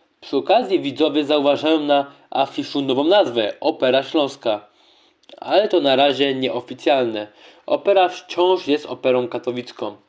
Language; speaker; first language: Polish; native; Polish